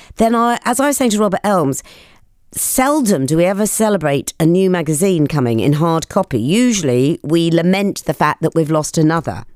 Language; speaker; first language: English; native; English